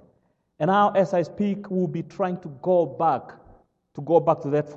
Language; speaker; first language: English; non-native, local second language; Kikuyu